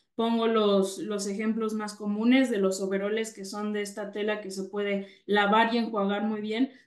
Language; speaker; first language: Spanish; native; Spanish